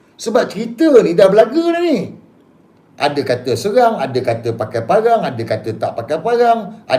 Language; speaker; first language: Malay; native; Malay